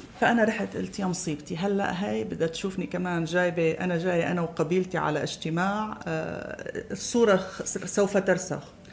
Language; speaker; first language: Arabic; native; Arabic